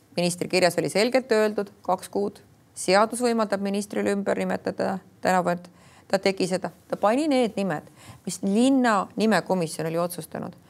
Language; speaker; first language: Estonian; native; Estonian